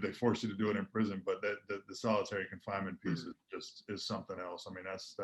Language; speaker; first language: English; native; English